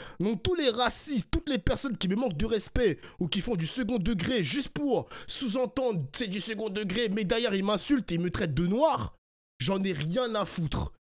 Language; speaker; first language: French; early bilingual, other home language; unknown